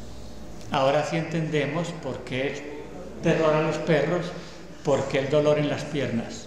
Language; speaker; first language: Spanish; native; Spanish